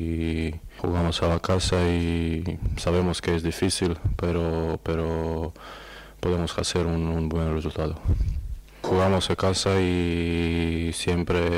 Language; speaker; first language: Spanish; non-native, learner; Croatian